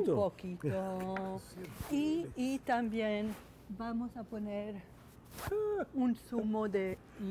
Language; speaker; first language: Spanish; non-native, fluent; English